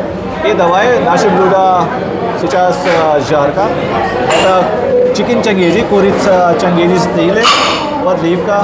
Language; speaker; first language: Russian; non-native, learner; Hindi